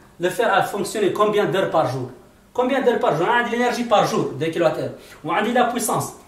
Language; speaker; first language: French; non-native, local second language; Arabic